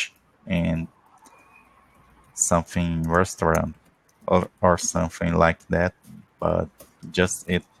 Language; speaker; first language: English; non-native, learner; Portuguese